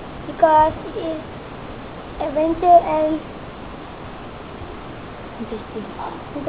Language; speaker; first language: English; non-native, learner; Malay